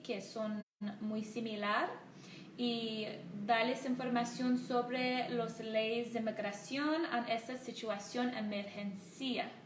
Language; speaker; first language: Spanish; non-native, learner; English